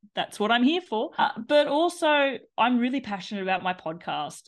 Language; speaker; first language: English; native; English